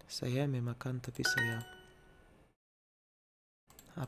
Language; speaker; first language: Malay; non-native, learner; Russian